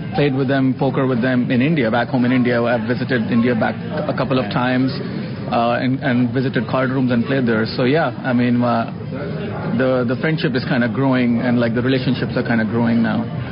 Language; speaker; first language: English; non-native, local second language; Hindi